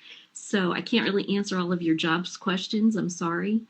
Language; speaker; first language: English; native; English